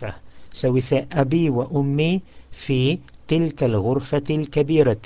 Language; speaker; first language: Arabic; non-native, fluent; English